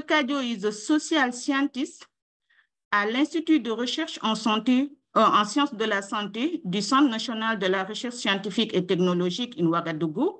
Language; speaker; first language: French; non-native, local second language; Wolof